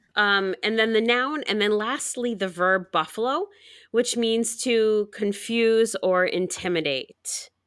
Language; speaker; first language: English; native; English